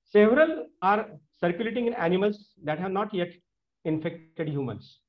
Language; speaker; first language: English; non-native, local second language; Marathi